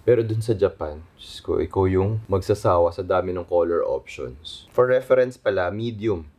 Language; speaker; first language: Filipino; native; Filipino